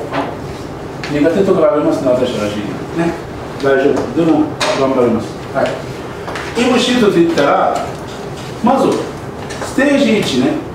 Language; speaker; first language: Japanese; non-native, learner; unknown